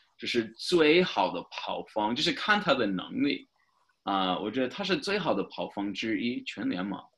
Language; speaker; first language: Chinese; non-native, fluent; English